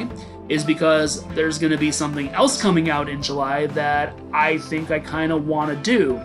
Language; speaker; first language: English; native; English